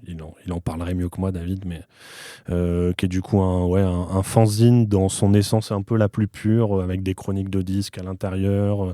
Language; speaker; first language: French; native; French